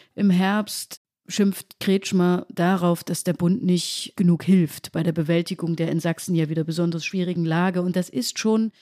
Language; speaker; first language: German; native; German